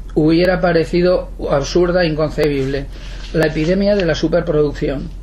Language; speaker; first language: Spanish; non-native, local second language; Basque